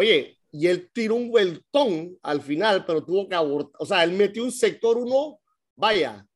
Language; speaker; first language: Spanish; native; Spanish